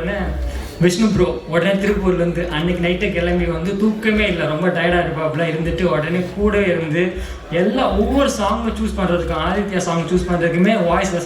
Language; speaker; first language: Tamil; native; Tamil